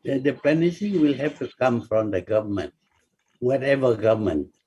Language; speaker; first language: English; non-native, local second language; Malay